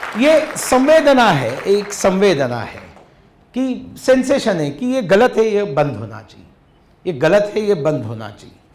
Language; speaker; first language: Hindi; non-native, local second language; Marathi